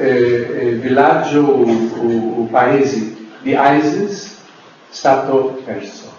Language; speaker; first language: Italian; non-native, fluent; English